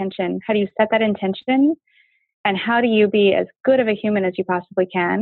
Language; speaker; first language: English; native; English